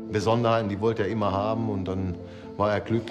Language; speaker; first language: German; native; German